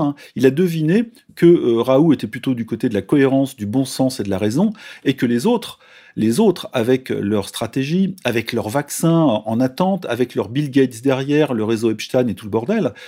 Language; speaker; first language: French; native; French